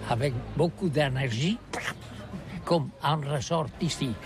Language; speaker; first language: French; non-native, learner; Catalan